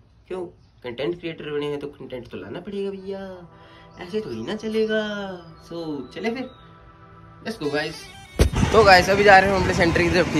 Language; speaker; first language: Hindi; native; Hindi